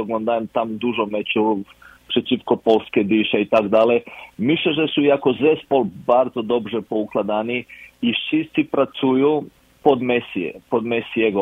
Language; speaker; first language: Polish; non-native, fluent; Croatian